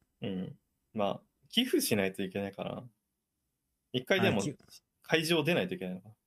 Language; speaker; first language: Japanese; native; Japanese